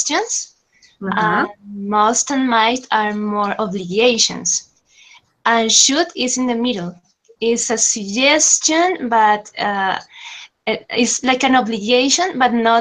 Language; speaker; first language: English; non-native, learner; Spanish